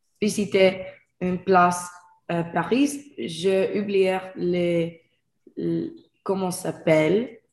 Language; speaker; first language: French; non-native, learner; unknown